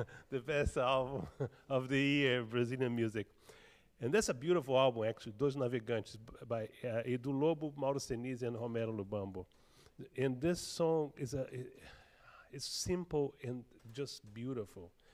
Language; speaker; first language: English; non-native, fluent; Portuguese